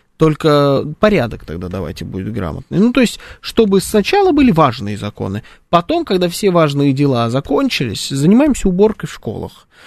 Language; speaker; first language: Russian; native; Russian